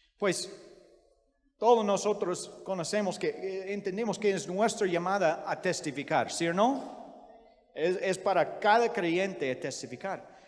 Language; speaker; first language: Spanish; non-native, fluent; English